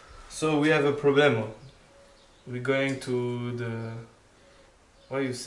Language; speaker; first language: English; non-native, learner; French